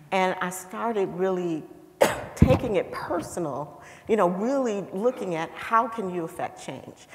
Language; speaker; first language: English; native; English